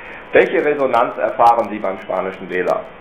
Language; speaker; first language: German; native; German